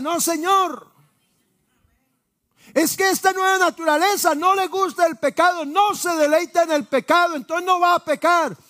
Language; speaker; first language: Spanish; native; Spanish